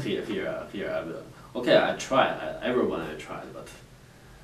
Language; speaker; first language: English; non-native, learner; Chinese